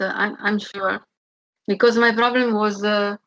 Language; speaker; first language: English; non-native, learner; Italian